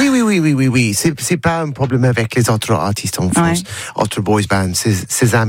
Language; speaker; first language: French; non-native, learner; English